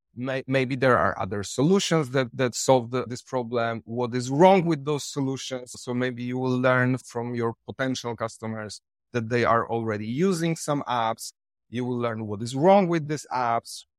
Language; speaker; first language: English; non-native, fluent; Polish